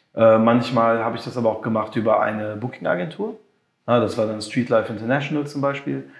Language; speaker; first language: German; non-native, local second language; French